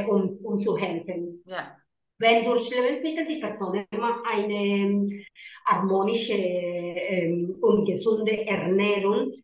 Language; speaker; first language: German; non-native, learner; Spanish